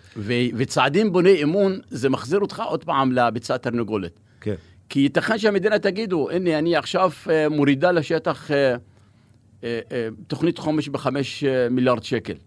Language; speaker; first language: Hebrew; non-native, local second language; Arabic